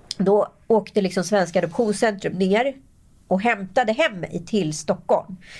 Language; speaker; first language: Swedish; native; Swedish